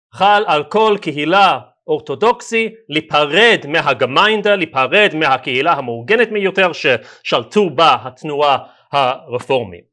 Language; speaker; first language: Hebrew; non-native, fluent; English